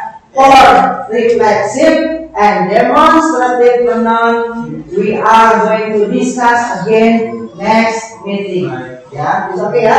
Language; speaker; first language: English; non-native, learner; Indonesian